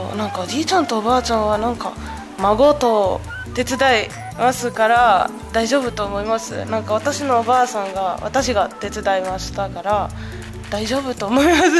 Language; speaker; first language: Japanese; non-native, learner; Arabic